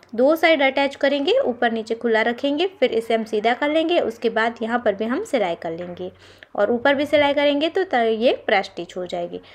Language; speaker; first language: Hindi; non-native, local second language; Gujarati